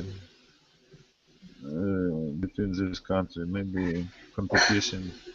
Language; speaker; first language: English; non-native, learner; Russian